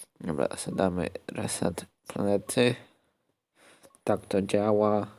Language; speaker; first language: Polish; native; Polish